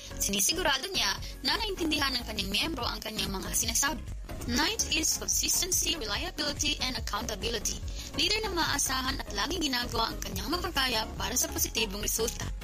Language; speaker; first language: Filipino; non-native, local second language; Hiligaynon